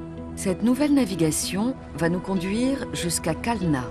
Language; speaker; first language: French; native; French